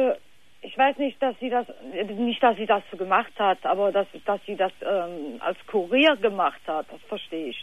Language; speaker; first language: German; non-native, fluent; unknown